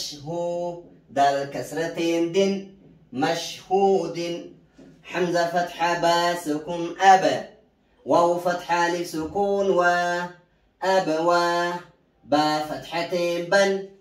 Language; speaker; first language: Arabic; non-native, fluent; Oromo